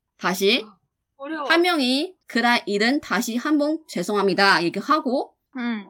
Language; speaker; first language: Korean; non-native, fluent; Chinese